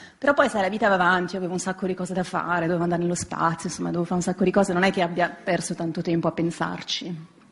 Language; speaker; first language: Italian; native; Italian